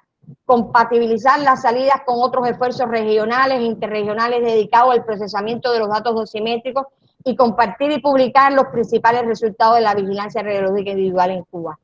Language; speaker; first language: Spanish; native; Spanish